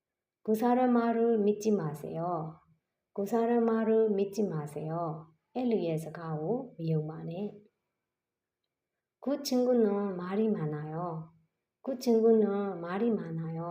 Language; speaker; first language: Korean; non-native, fluent; Burmese